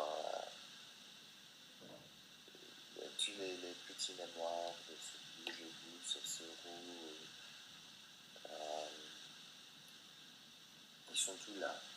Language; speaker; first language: French; non-native, fluent; English